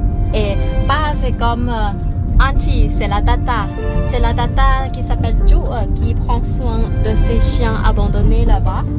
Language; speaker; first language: French; non-native, learner; Thai